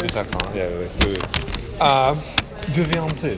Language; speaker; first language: French; non-native, learner; English